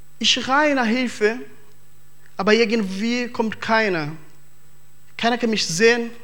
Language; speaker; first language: German; non-native, fluent; Portuguese